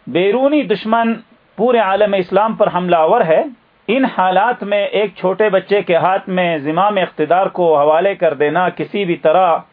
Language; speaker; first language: Urdu; native; Urdu